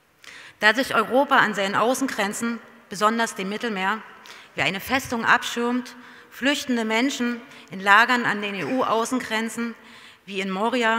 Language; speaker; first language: German; native; German